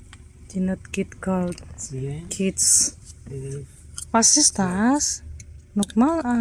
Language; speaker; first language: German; non-native, learner; Filipino